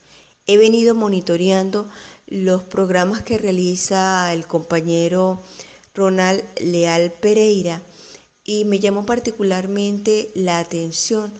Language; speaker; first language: Spanish; native; Spanish